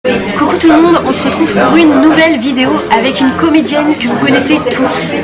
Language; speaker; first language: French; native; French